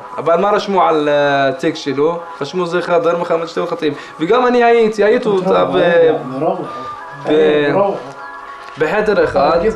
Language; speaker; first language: Hebrew; non-native, local second language; Arabic